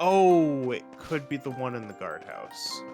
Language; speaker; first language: English; native; English